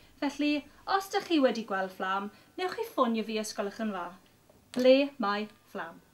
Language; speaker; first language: Welsh; non-native, local second language; English